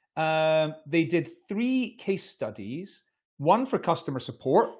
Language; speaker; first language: English; native; English